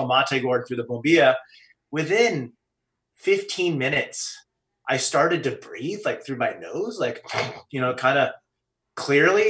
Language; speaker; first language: English; native; English